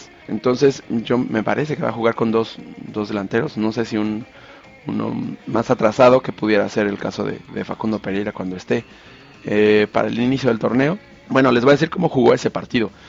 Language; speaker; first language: Spanish; native; Spanish